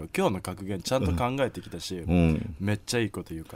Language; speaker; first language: Japanese; native; Japanese